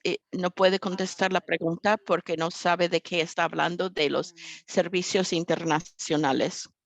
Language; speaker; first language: Spanish; non-native, fluent; English